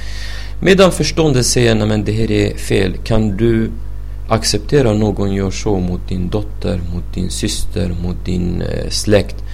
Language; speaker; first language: Swedish; non-native, fluent; Arabic